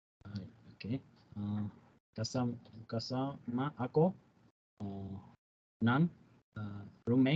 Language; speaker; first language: Filipino; non-native, learner; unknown